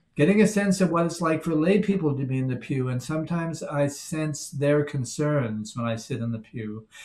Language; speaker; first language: English; native; English